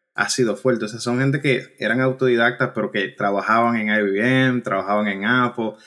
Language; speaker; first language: Spanish; native; Spanish